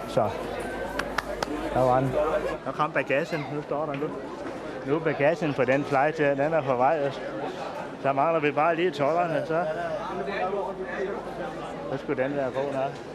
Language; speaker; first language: Danish; native; Danish